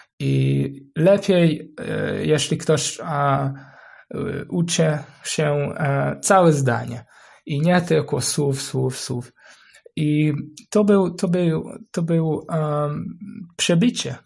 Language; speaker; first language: Polish; non-native, learner; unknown